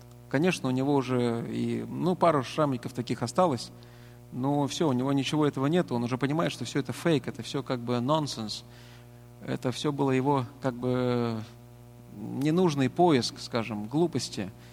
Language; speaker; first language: Russian; native; Russian